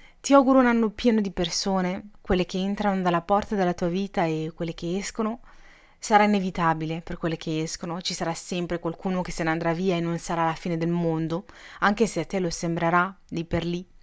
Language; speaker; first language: Italian; native; Italian